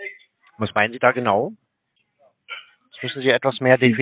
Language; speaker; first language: German; native; German